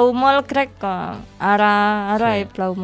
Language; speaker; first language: Catalan; non-native, learner; Indonesian